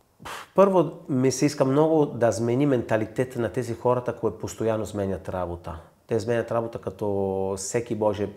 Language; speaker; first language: Bulgarian; non-native, fluent; Italian